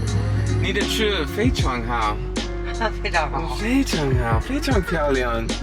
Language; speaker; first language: Chinese; non-native, learner; English